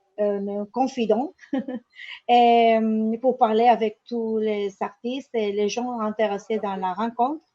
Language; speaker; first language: French; non-native, learner; Spanish